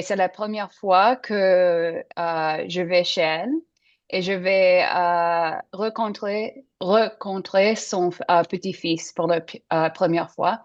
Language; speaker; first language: French; non-native, learner; English